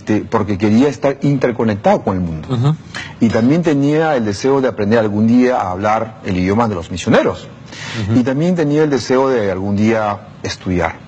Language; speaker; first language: Spanish; non-native, local second language; Shipibo-Conibo